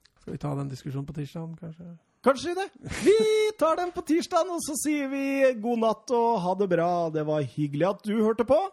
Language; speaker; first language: Norwegian; native; Norwegian